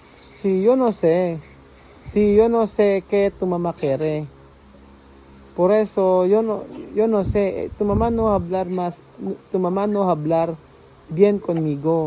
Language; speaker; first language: Spanish; non-native, learner; Filipino